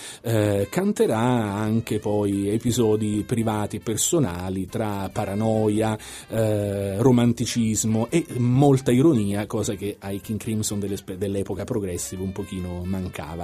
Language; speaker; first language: Italian; native; Italian